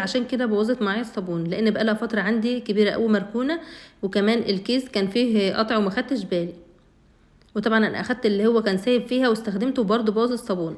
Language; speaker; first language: Arabic; native; Arabic